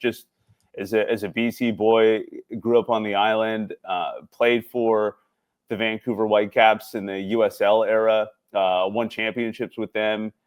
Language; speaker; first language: English; native; English